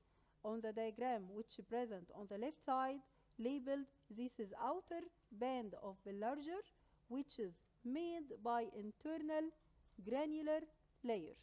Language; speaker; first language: English; non-native, local second language; Arabic